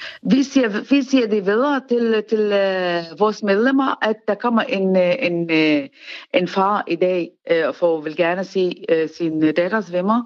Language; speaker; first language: Danish; non-native, fluent; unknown